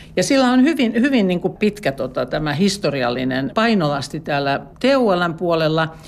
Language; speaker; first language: Finnish; native; Finnish